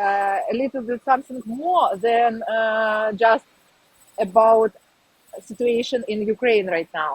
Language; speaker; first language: English; non-native, learner; Ukrainian